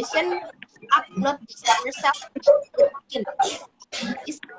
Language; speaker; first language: English; non-native, learner; Indonesian